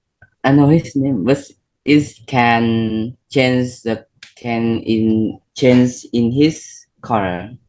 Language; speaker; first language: English; non-native, learner; Vietnamese